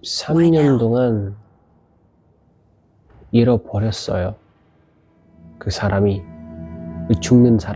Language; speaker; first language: Korean; non-native, learner; Indonesian